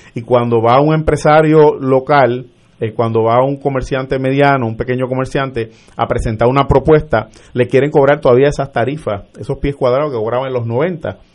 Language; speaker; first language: Spanish; native; Spanish